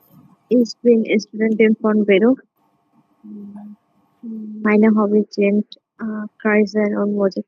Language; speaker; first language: German; non-native, learner; Bangla